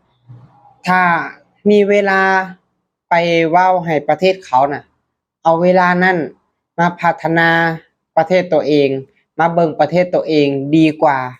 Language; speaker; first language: Thai; non-native, local second language; Lao